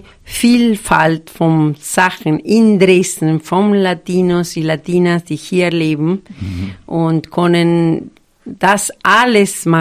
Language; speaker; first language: German; non-native, fluent; Spanish